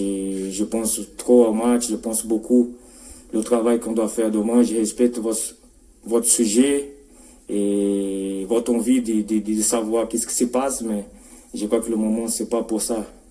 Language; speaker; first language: French; non-native, fluent; Portuguese